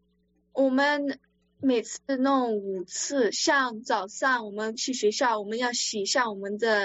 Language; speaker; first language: Chinese; early bilingual, other home language; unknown